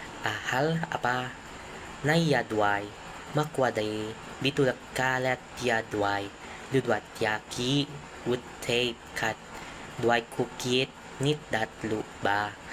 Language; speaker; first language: Indonesian; non-native, learner; Filipino